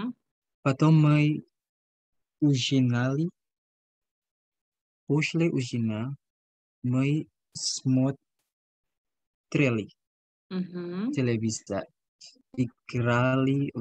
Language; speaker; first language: Russian; non-native, learner; Indonesian